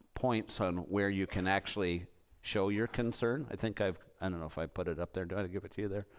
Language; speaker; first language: English; native; English